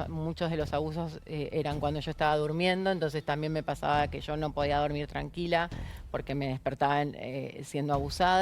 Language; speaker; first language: Spanish; native; Spanish